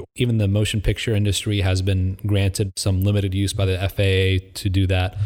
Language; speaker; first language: English; native; English